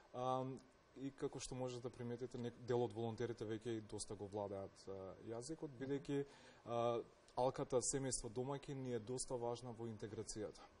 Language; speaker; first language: Macedonian; native; Macedonian